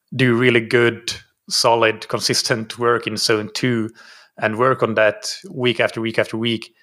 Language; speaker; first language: English; non-native, fluent; Finnish